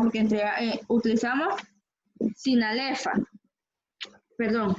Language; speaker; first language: Spanish; native; Spanish